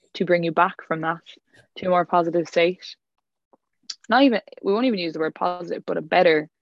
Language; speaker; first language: English; native; English